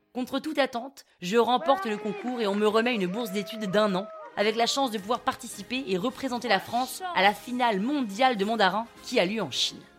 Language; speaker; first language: French; native; French